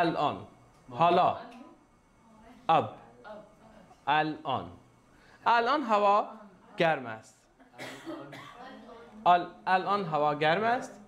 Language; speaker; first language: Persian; non-native, fluent; Urdu